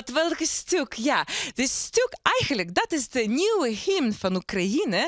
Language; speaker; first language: Dutch; non-native, learner; Ukrainian